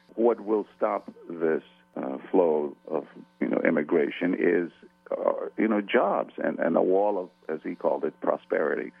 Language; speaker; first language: English; early bilingual, other home language; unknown